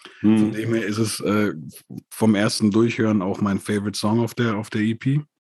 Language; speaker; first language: German; native; German